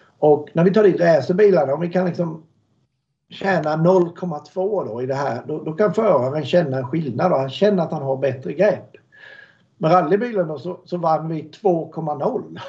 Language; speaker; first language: Swedish; native; Swedish